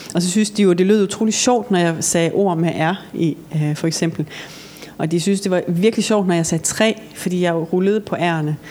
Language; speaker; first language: Danish; early bilingual, other home language; Norwegian